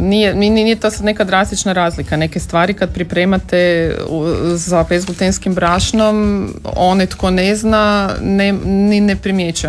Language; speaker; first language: Serbian; native; Serbian